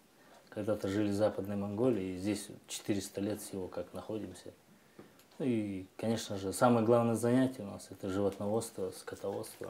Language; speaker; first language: Russian; non-native, local second language; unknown